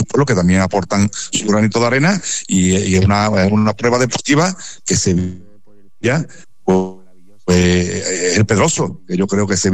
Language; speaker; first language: Spanish; native; Spanish